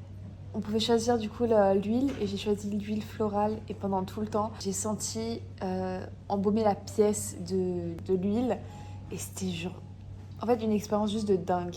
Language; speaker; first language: French; native; French